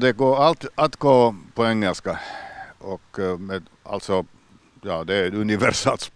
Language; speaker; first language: Swedish; non-native, local second language; Finnish